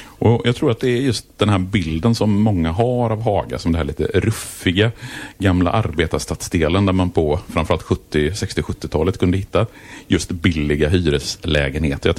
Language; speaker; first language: Swedish; native; Swedish